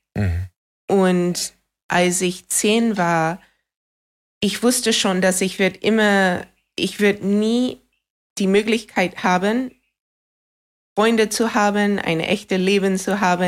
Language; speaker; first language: German; non-native, fluent; English